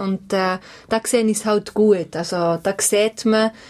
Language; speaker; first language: German; early bilingual, other home language; Albanian